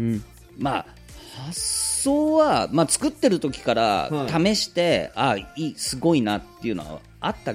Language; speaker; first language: Japanese; native; Japanese